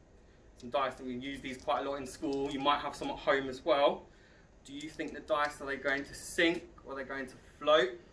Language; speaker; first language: English; native; English